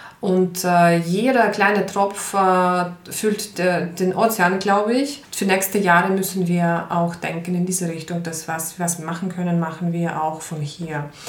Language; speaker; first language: German; non-native, fluent; Ukrainian